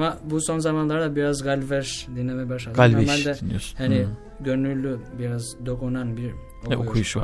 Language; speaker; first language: Turkish; non-native, learner; Albanian